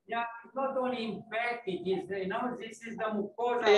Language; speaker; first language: English; non-native, fluent; Romanian